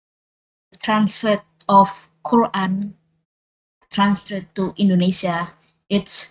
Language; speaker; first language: English; non-native, learner; Indonesian